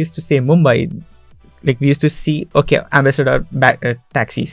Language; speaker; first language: English; non-native, local second language; Marathi